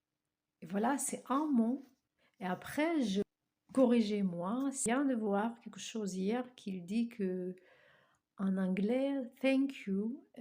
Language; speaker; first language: French; non-native, fluent; Russian